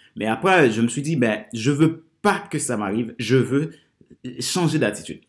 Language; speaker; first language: French; non-native, local second language; Haitian Creole